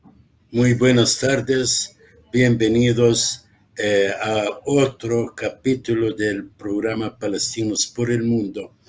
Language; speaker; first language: Spanish; non-native, fluent; Arabic